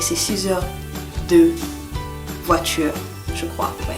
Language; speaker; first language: French; non-native, local second language; Lingala